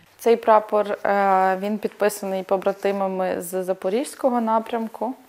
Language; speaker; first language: Ukrainian; native; Ukrainian